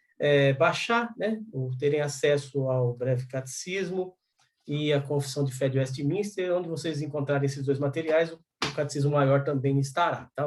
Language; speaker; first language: Portuguese; native; Portuguese